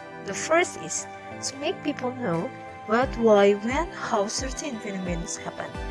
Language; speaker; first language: English; non-native, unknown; Indonesian